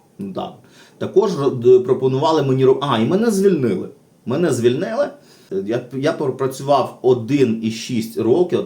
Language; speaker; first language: Ukrainian; native; Ukrainian